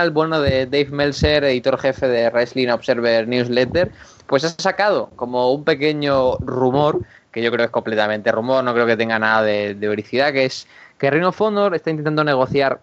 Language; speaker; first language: Spanish; native; Spanish